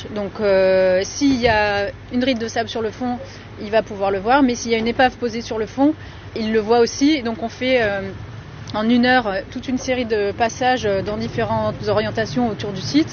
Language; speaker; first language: French; native; French